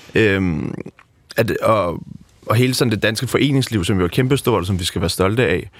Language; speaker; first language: Danish; native; Danish